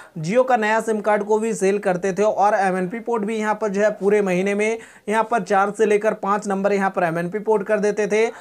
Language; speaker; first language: Hindi; native; Hindi